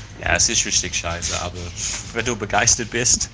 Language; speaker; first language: German; non-native, fluent; English